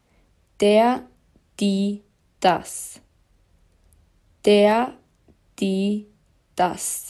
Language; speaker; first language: German; non-native, fluent; Albanian